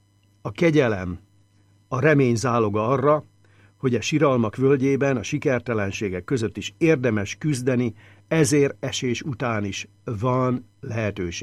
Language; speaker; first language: Hungarian; native; Hungarian